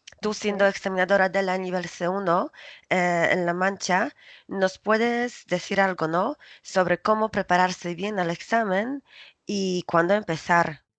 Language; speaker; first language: Spanish; non-native, fluent; Polish